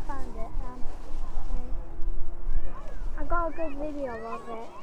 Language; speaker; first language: English; native; English